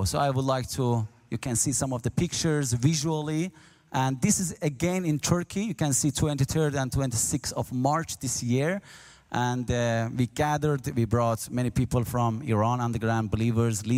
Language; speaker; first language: English; non-native, learner; Azerbaijani